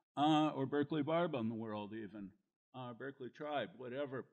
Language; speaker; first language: English; native; English